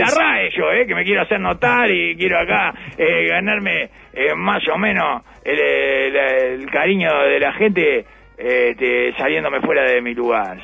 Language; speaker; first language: Spanish; native; Spanish